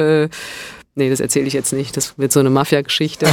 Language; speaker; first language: German; early bilingual, other home language; Italian